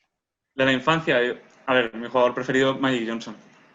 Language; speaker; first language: Spanish; non-native, local second language; Catalan